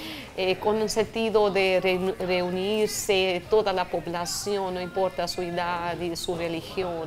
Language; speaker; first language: Spanish; non-native, fluent; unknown